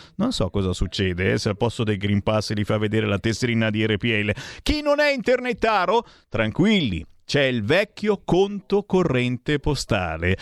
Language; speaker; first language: Italian; native; Italian